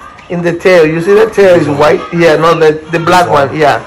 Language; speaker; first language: English; non-native, learner; Spanish